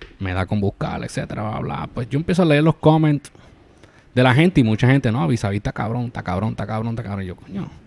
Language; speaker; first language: Spanish; native; Spanish